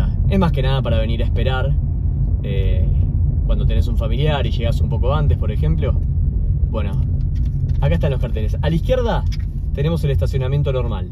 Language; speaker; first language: Spanish; native; Spanish